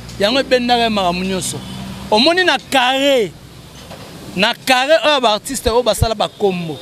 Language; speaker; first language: Lingala; native; Lingala